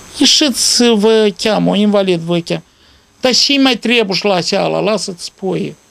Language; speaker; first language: Romanian; native; Romanian